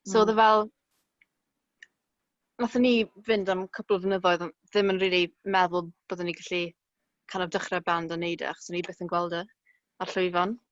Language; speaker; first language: Welsh; native; Welsh